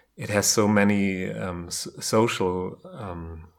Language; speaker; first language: English; non-native, fluent; German